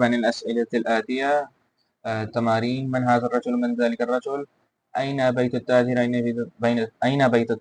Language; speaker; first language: Arabic; non-native, fluent; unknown